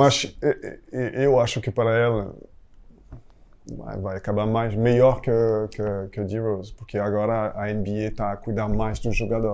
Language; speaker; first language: Portuguese; non-native, fluent; French